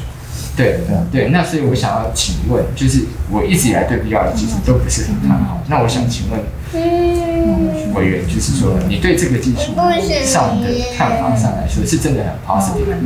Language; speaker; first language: Chinese; native; Chinese